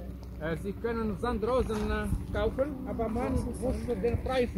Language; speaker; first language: German; non-native, fluent; Arabic